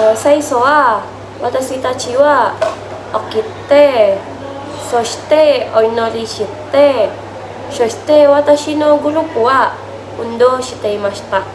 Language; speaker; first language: Japanese; non-native, learner; Indonesian